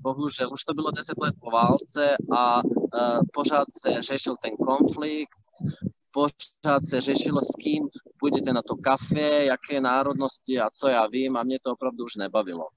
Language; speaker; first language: Czech; non-native, fluent; Bosnian